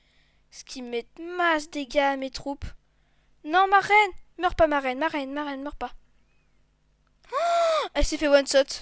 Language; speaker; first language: French; native; French